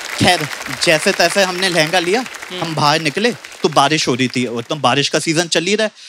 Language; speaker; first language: Hindi; native; Hindi